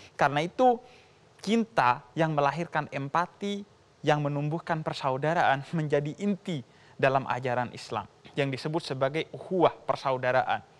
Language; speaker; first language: Indonesian; native; Indonesian